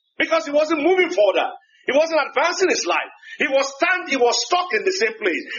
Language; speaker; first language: English; non-native, local second language; Yoruba